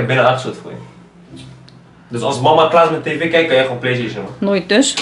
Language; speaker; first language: Dutch; native; Dutch